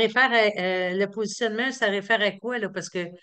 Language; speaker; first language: French; native; French